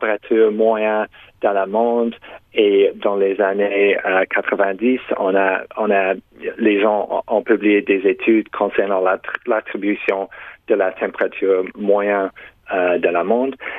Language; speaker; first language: French; non-native, local second language; English